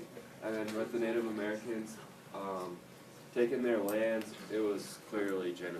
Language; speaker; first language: English; native; English